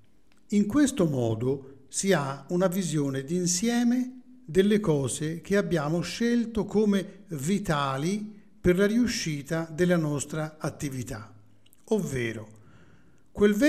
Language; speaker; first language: Italian; native; Italian